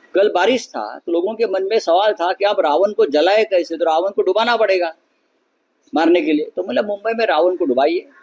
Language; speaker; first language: Hindi; non-native, local second language; Marathi